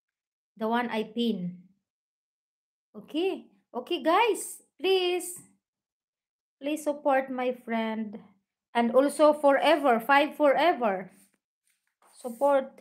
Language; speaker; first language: English; non-native, learner; Filipino